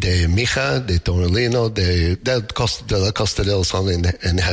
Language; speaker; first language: Spanish; non-native, fluent; English